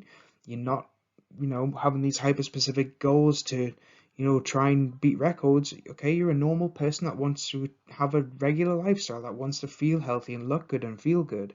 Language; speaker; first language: English; native; English